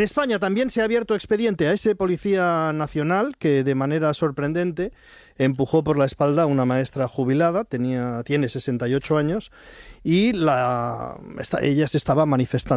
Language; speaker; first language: Spanish; native; Spanish